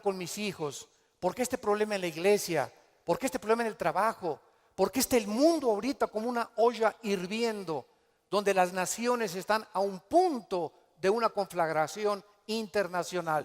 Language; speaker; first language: Spanish; native; Spanish